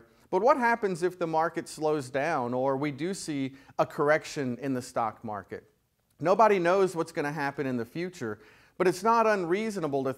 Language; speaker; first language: English; native; English